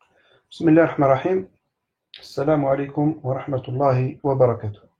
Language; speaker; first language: Arabic; native; Arabic